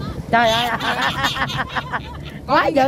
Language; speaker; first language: Vietnamese; native; Vietnamese